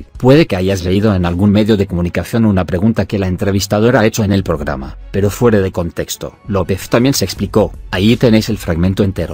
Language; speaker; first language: Spanish; native; Spanish